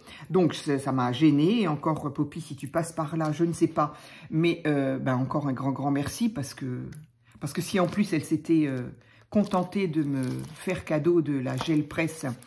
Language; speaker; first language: French; native; French